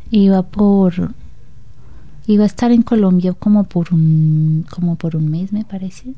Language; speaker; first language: Spanish; native; Spanish